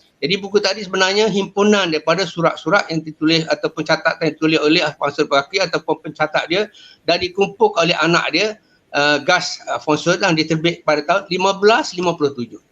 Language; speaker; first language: Malay; native; Malay